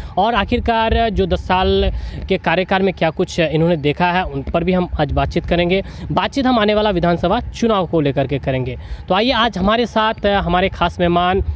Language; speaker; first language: Hindi; native; Hindi